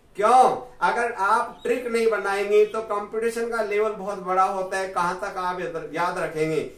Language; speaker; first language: Hindi; native; Hindi